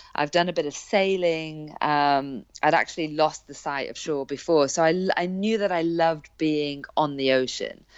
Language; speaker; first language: English; native; English